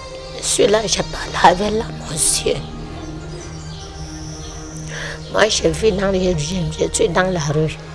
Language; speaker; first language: French; non-native, local second language; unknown